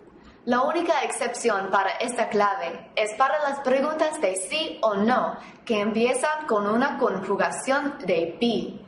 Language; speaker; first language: Spanish; non-native, fluent; English